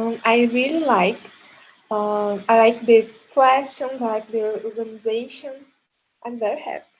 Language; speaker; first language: English; non-native, learner; Portuguese